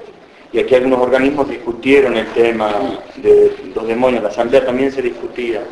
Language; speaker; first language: Spanish; native; Spanish